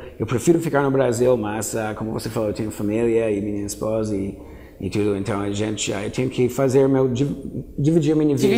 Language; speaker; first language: Portuguese; non-native, fluent; English